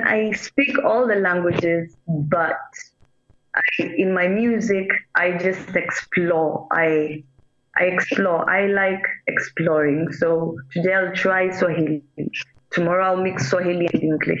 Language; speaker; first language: English; non-native, local second language; Swahili